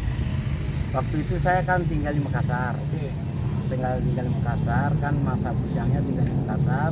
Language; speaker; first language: Indonesian; non-native, local second language; Javanese